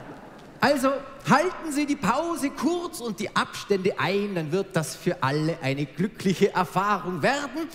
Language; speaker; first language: German; native; German